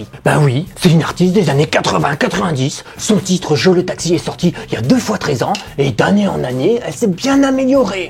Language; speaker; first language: French; native; French